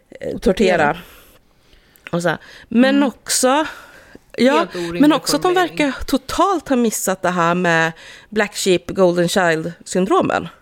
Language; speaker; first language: Swedish; native; Swedish